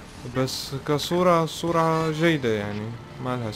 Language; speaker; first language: Arabic; native; Arabic